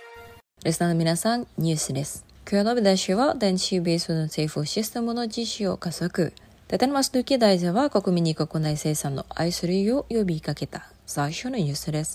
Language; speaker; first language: Japanese; non-native, fluent; Indonesian